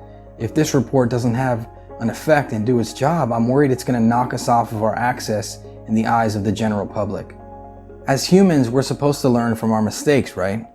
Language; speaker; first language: English; native; English